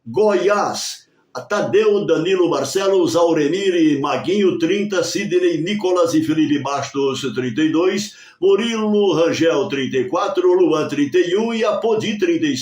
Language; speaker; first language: Portuguese; native; Portuguese